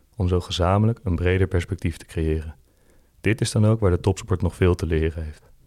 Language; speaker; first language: Dutch; native; Dutch